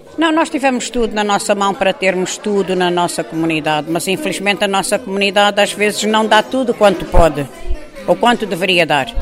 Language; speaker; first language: Portuguese; native; Portuguese